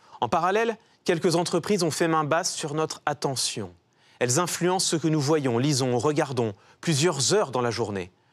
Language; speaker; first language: French; native; French